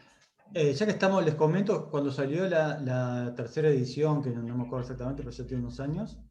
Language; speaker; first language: Spanish; native; Spanish